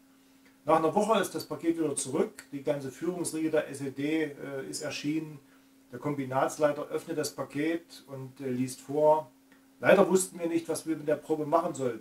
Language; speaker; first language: German; native; German